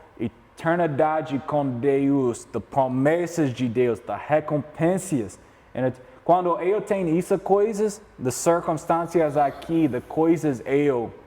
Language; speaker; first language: Portuguese; non-native, learner; English